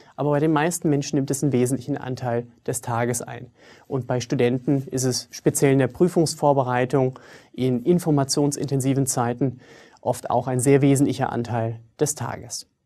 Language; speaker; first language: German; early bilingual, other home language; English